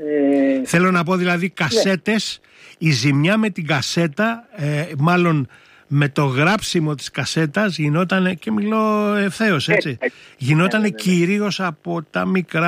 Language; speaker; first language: Greek; native; Greek